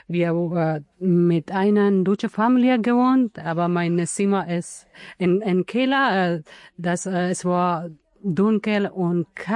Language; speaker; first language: German; non-native, learner; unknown